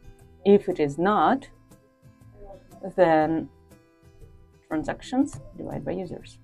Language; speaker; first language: English; non-native, fluent; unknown